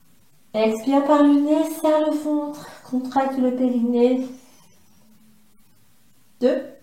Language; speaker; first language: French; native; French